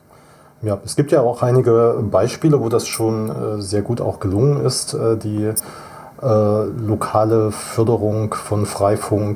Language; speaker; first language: German; native; German